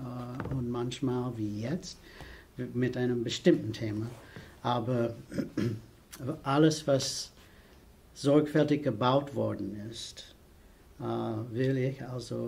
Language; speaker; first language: German; non-native, fluent; English